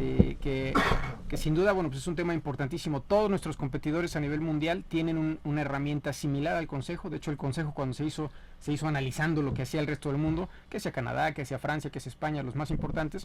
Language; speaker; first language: Spanish; native; Spanish